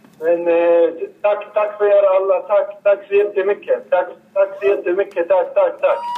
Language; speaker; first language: Swedish; non-native, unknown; Arabic